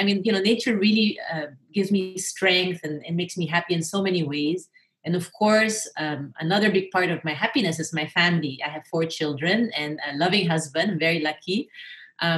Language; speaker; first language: English; non-native, local second language; French